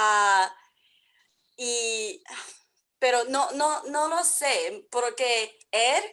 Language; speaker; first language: Spanish; non-native, learner; Chinese